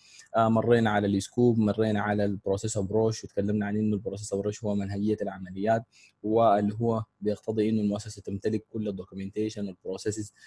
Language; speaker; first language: Arabic; native; Arabic